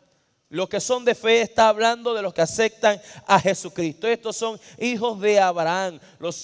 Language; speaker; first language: Spanish; native; Spanish